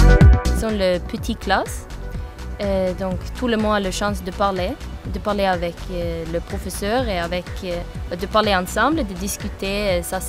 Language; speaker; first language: French; non-native, learner; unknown